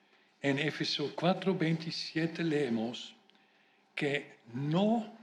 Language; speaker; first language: Spanish; non-native, fluent; Dutch